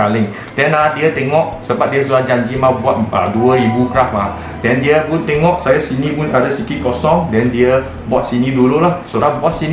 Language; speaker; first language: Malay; non-native, local second language; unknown